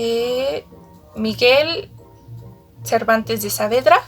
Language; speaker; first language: French; non-native, learner; Spanish